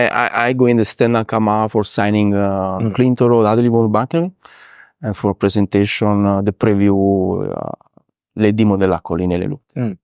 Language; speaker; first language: English; non-native, learner; Italian